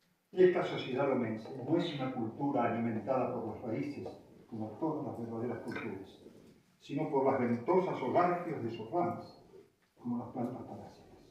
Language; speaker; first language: Spanish; native; Spanish